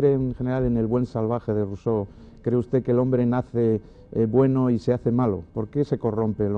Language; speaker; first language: Spanish; native; Spanish